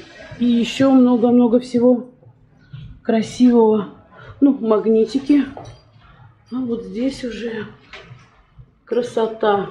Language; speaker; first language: Russian; native; Russian